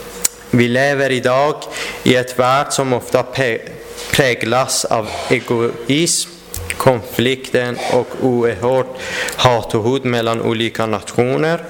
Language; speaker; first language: Swedish; non-native, fluent; Persian